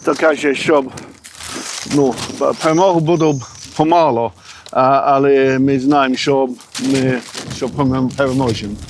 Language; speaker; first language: Ukrainian; early bilingual, heritage; Ukrainian